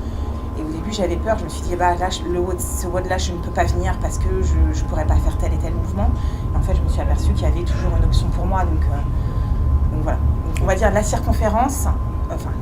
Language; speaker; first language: French; native; French